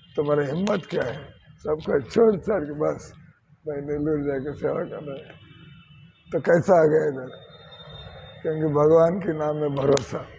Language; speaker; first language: Hindi; non-native, local second language; Telugu